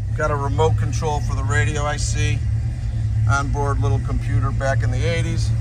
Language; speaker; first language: English; native; English